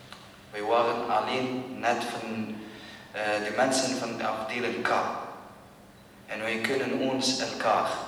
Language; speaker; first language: Dutch; non-native, learner; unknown